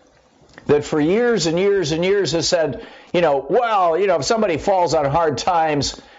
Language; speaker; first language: English; native; English